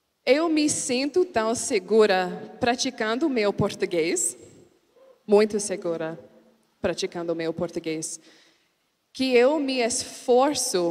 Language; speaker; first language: Portuguese; non-native, learner; English